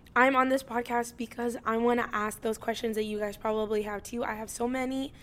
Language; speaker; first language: English; native; English